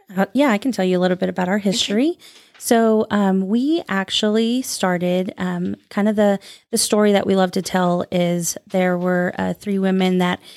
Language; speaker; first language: English; native; English